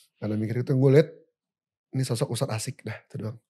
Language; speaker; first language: Indonesian; native; Indonesian